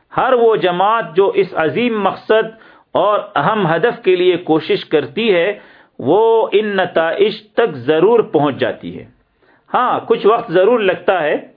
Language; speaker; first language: Urdu; native; Urdu